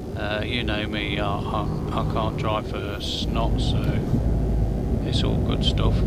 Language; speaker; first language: English; native; English